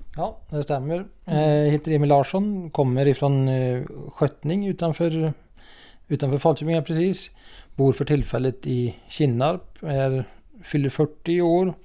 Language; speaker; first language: Swedish; native; Swedish